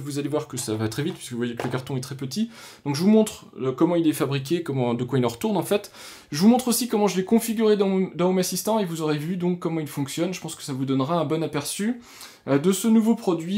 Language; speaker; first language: French; native; French